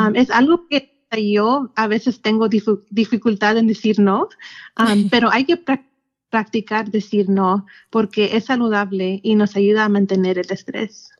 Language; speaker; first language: Spanish; early bilingual, heritage; Spanish